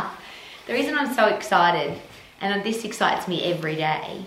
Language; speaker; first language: English; native; English